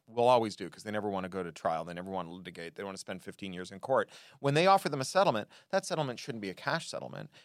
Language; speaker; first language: English; native; English